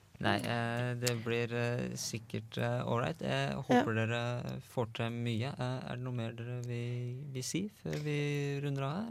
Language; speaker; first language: Norwegian; native; Norwegian